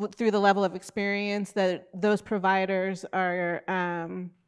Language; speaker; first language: English; native; English